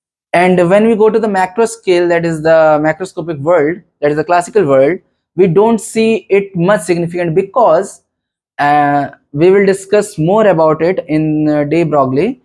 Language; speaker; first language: English; non-native, local second language; Hindi